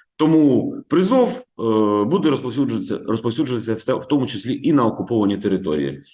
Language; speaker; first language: Ukrainian; native; Ukrainian